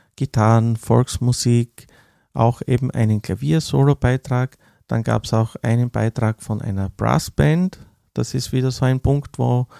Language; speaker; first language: German; native; German